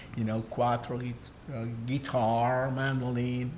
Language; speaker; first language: English; non-native, fluent; Spanish